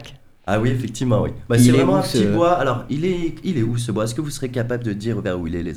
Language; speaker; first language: French; native; French